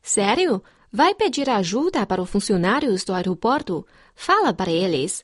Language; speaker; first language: Portuguese; non-native, fluent; Chinese